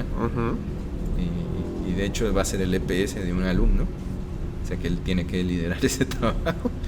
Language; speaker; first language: Spanish; native; Spanish